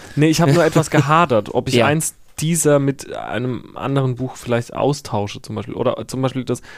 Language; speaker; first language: German; native; German